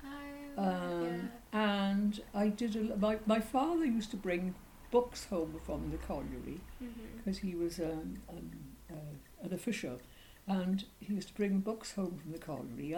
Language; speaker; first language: English; native; English